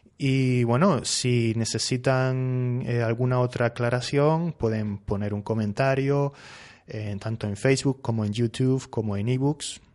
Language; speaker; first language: Spanish; native; Spanish